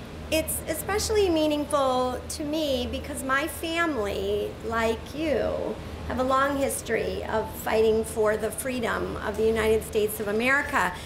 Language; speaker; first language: English; native; English